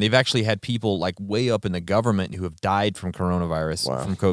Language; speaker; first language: English; native; English